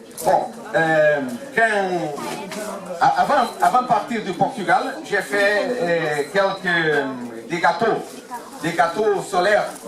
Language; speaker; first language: French; non-native, learner; Portuguese